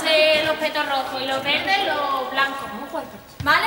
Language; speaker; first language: Spanish; native; Spanish